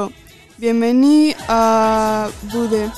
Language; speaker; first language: French; non-native, fluent; Galician